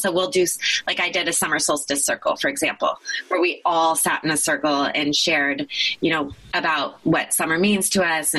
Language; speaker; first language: English; native; English